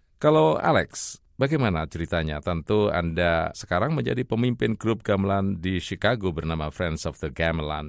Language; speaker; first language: Indonesian; native; Indonesian